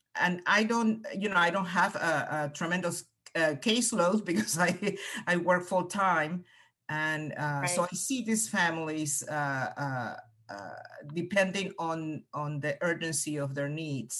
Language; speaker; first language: English; non-native, fluent; Spanish